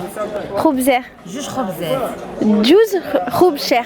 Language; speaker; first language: French; native; French